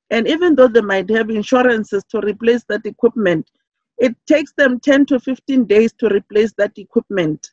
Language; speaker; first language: English; non-native, local second language; Southern Sotho